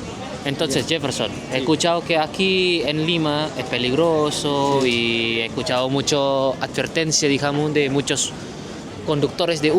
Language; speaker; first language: Spanish; non-native, fluent; Indonesian